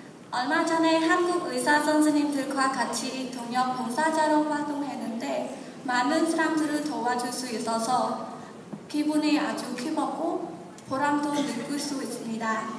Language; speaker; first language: Korean; non-native, learner; Khmer